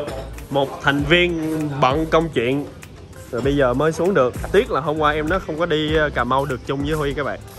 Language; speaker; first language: Vietnamese; native; Vietnamese